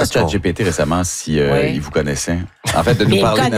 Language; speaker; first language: French; native; French